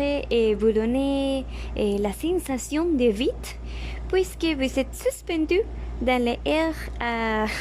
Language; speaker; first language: French; non-native, learner; Spanish